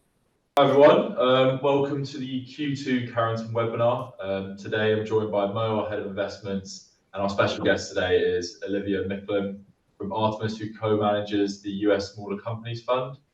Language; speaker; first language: English; native; English